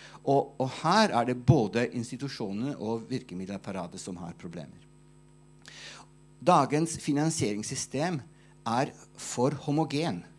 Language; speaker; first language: Norwegian; non-native, fluent; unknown